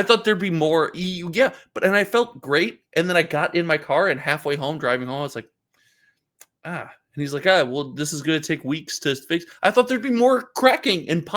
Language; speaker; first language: English; native; English